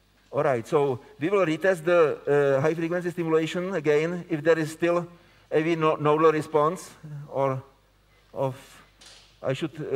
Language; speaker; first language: English; non-native, fluent; Czech